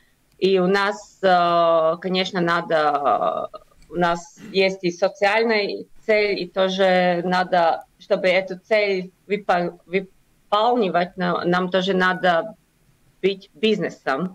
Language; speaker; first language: Russian; non-native, local second language; Latvian